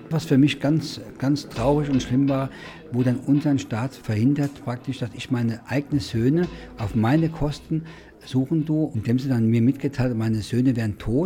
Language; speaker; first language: German; native; German